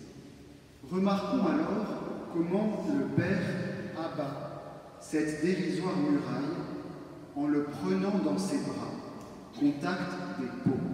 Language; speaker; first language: French; native; French